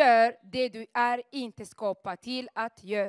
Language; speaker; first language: Swedish; non-native, fluent; Rundi